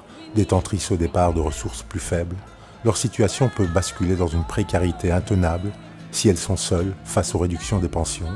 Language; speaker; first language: French; native; French